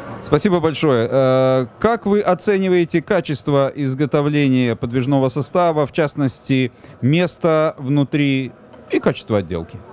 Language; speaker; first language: Russian; native; Russian